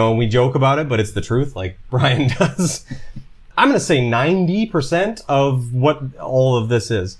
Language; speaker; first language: English; native; English